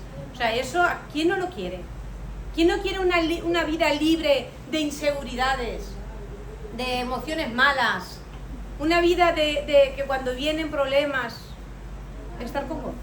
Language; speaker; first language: Spanish; native; Spanish